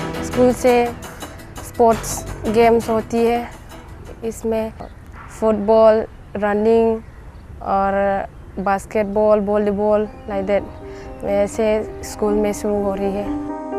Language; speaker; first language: Hindi; non-native, local second language; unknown